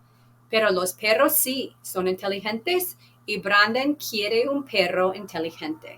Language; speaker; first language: Spanish; non-native, fluent; English